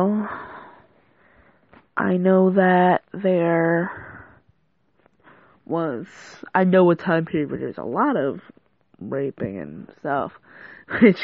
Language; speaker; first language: English; native; English